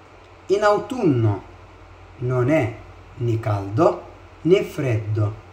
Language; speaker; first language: Italian; non-native, fluent; Arabic